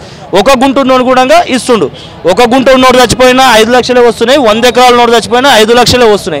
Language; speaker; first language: Telugu; native; Telugu